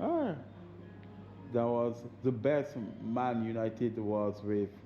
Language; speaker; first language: English; non-native, learner; French